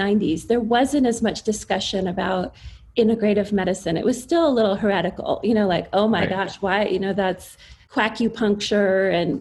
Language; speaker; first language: English; native; English